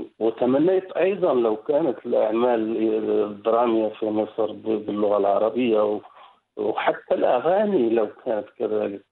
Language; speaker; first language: Arabic; non-native, local second language; Riffian